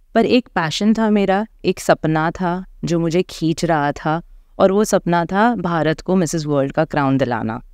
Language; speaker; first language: Hindi; native; Hindi